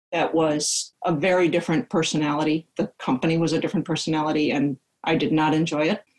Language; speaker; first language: English; native; English